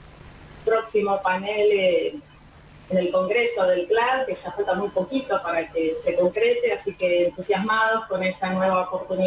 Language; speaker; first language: Spanish; native; Spanish